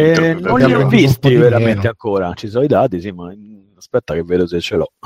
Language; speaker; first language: Italian; native; Italian